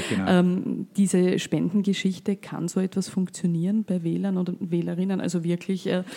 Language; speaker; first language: German; native; German